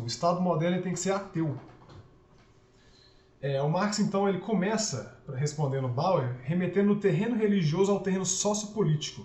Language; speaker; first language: Portuguese; native; Portuguese